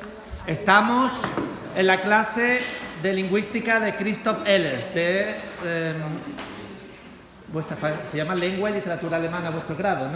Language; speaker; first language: Spanish; native; Spanish